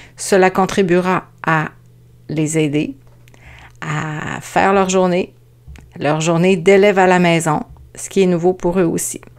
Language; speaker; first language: French; native; French